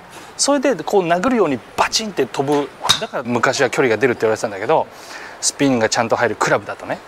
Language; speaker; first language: Japanese; native; Japanese